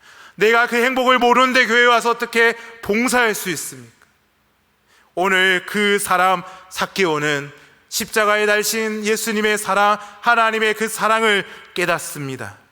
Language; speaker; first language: Korean; native; Korean